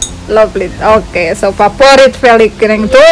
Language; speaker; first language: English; non-native, learner; Indonesian